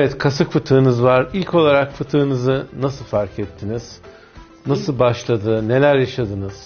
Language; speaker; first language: Turkish; native; Turkish